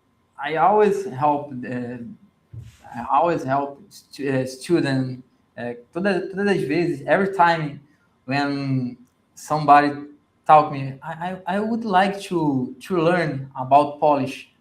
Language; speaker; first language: English; non-native, learner; Portuguese